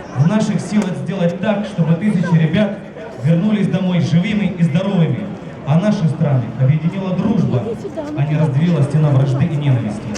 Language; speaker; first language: Russian; native; Russian